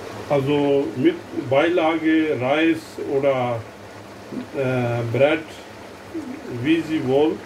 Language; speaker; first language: German; non-native, learner; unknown